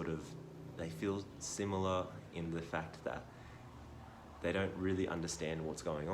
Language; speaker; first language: English; native; English